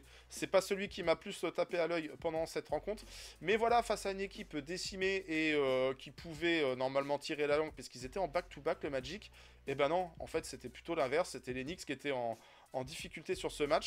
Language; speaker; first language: French; native; French